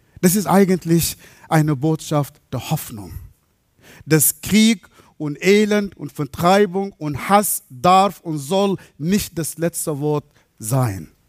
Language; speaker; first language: German; non-native, fluent; Arabic